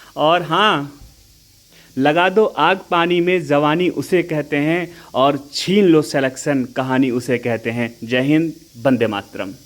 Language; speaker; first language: Hindi; native; Hindi